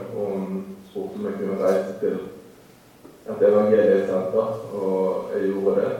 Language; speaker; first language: Norwegian; native; Norwegian